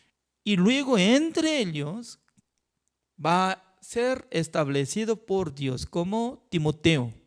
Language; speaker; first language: Spanish; non-native, fluent; Korean